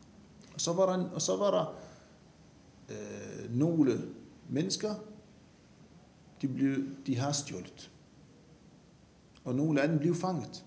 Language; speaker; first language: Danish; non-native, fluent; Arabic